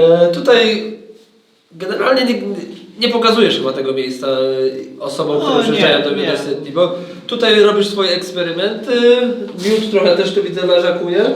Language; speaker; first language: Polish; native; Polish